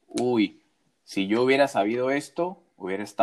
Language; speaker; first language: Spanish; native; Spanish